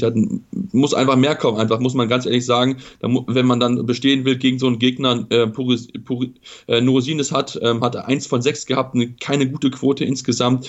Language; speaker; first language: German; native; German